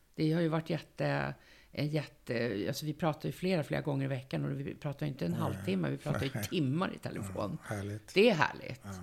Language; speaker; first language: Swedish; native; Swedish